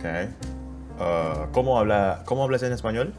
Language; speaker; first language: Spanish; non-native, learner; Indonesian